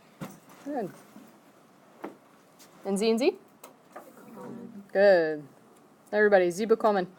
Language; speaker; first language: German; non-native, fluent; English